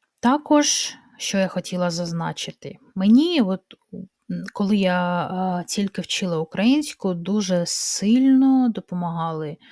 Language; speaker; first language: Ukrainian; non-native, local second language; Russian